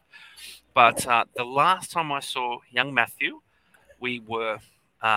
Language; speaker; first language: English; native; English